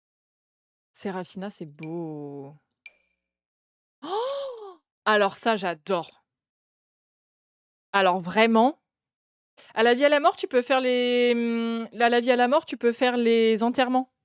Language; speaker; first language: French; native; French